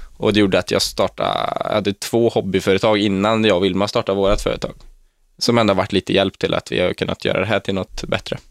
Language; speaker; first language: Swedish; native; Swedish